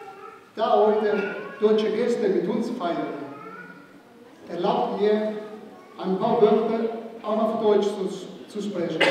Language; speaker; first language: German; non-native, fluent; Italian